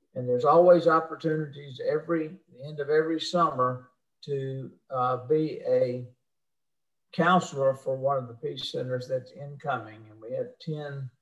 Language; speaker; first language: English; native; English